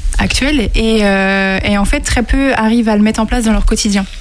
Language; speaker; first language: French; native; French